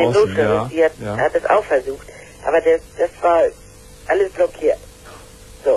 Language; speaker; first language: German; native; German